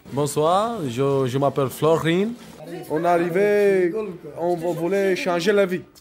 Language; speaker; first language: French; non-native, learner; Romany